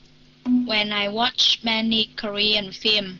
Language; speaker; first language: English; non-native, learner; Vietnamese